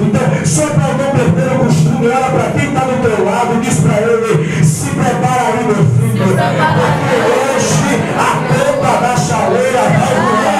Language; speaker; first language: Portuguese; native; Portuguese